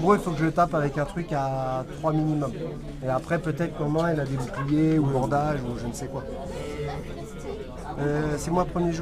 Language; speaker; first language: French; native; French